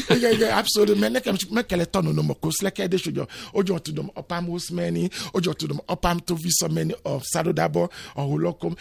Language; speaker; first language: Hungarian; non-native, fluent; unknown